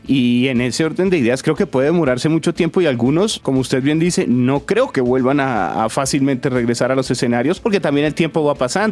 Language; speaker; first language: Spanish; native; Spanish